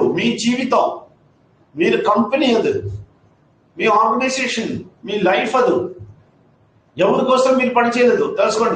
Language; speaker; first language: Telugu; non-native, fluent; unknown